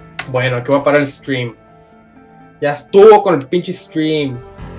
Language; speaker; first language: Spanish; early bilingual, heritage; Spanish